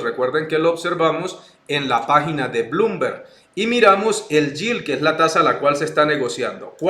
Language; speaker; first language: Spanish; native; Spanish